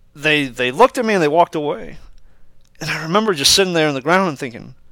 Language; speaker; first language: English; early bilingual, other home language; Spanish